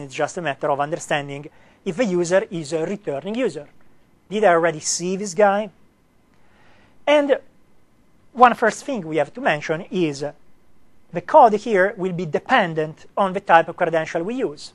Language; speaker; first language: English; non-native, fluent; Italian